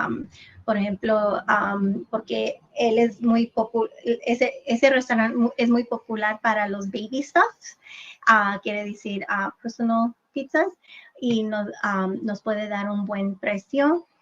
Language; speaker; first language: Spanish; early bilingual, heritage; English